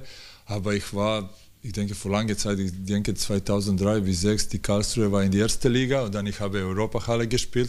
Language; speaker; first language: German; non-native, learner; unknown